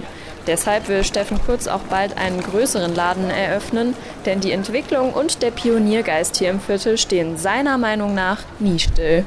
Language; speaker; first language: German; native; German